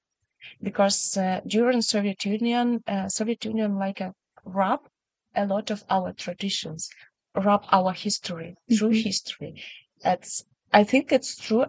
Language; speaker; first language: English; non-native, learner; Ukrainian